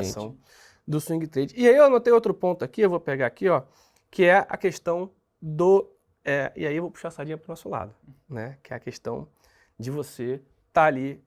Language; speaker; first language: Portuguese; native; Portuguese